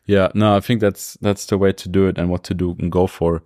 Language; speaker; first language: English; non-native, fluent; German